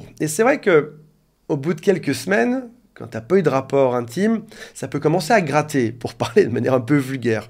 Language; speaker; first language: French; native; French